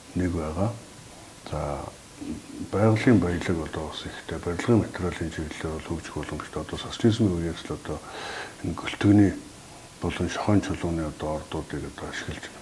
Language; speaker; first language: Mongolian; native; Mongolian